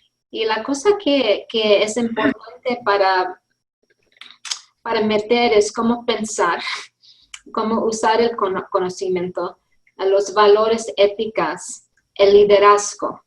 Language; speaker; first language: Spanish; early bilingual, heritage; English